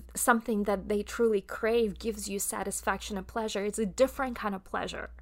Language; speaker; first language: English; non-native, fluent; Russian